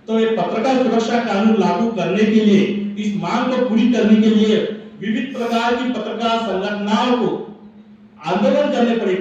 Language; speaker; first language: Hindi; non-native, local second language; Marathi